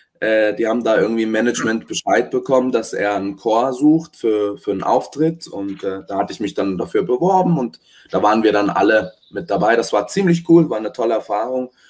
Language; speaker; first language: German; early bilingual, other home language; Italian